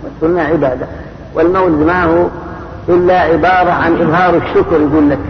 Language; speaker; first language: Arabic; native; Arabic